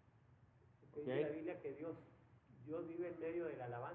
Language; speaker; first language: Spanish; native; Spanish